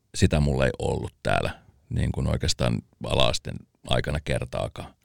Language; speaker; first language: Finnish; early bilingual, other home language; Spanish